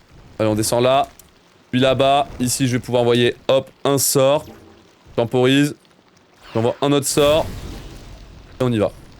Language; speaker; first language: French; native; French